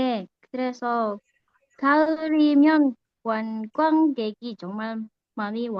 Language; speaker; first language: Korean; non-native, learner; Indonesian